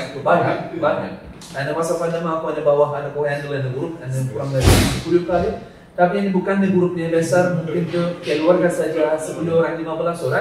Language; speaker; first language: Indonesian; non-native, learner; Turkish